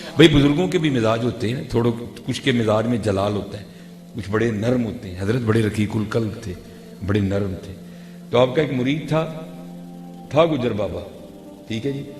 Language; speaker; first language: Urdu; non-native, local second language; Punjabi